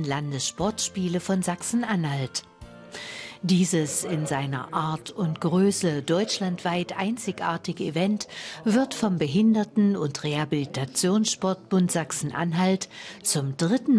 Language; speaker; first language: German; native; German